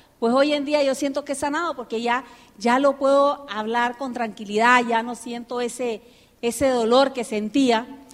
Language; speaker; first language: Spanish; early bilingual, heritage; Spanish